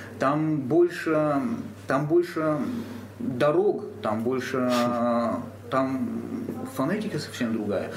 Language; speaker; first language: Russian; non-native, local second language; Ossetic